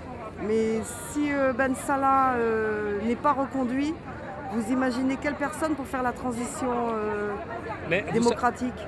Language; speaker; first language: French; native; French